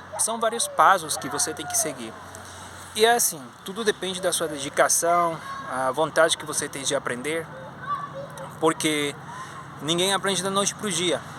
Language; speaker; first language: Portuguese; non-native, fluent; Spanish